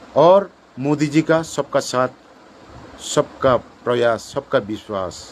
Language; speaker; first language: Hindi; non-native, local second language; Bangla